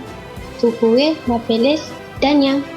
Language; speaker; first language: French; non-native, learner; Malay